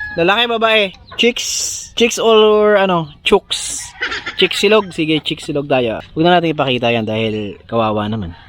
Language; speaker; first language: Filipino; non-native, local second language; Masbatenyo